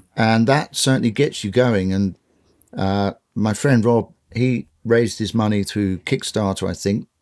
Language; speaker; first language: English; native; English